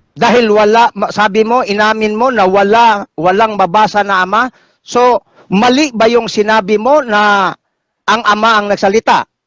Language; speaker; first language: Filipino; non-native, local second language; Cebuano